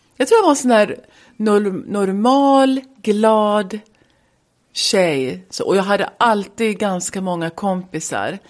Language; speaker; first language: Swedish; native; Swedish